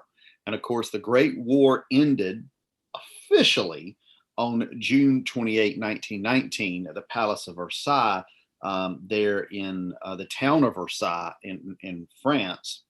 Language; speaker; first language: English; native; English